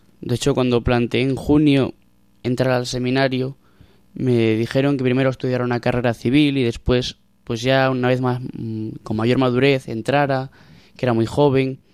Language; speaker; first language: Spanish; native; Spanish